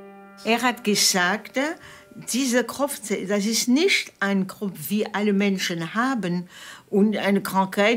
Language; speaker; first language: German; non-native, fluent; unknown